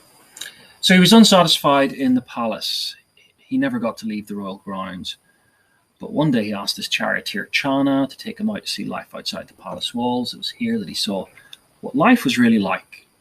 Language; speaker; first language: English; native; English